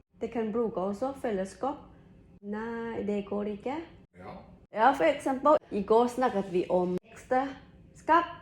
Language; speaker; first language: Norwegian; non-native, learner; Thai